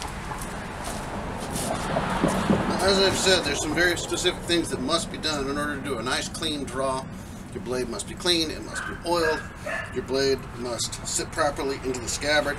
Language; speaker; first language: English; native; English